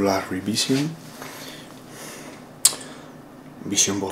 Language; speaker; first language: English; non-native, learner; Spanish